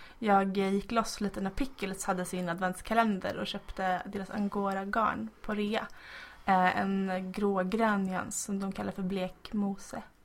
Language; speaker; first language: Swedish; native; Swedish